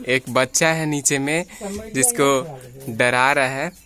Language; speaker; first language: Hindi; native; Hindi